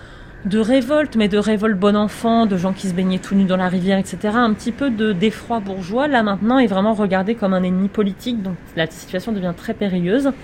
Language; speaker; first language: French; native; French